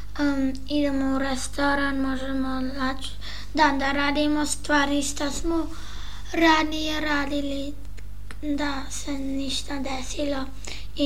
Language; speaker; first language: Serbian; early bilingual, heritage; Serbian